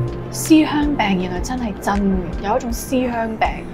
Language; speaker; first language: Cantonese; early bilingual, heritage; Cantonese